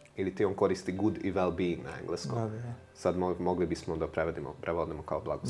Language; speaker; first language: Serbian; non-native, local second language; Hungarian